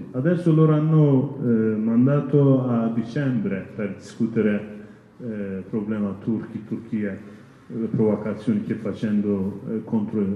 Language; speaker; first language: Italian; non-native, learner; Kurdish